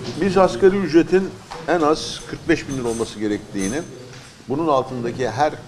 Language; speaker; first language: Turkish; native; Turkish